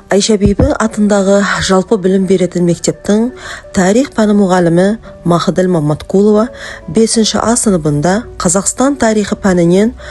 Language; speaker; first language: Kazakh; non-native, local second language; Uzbek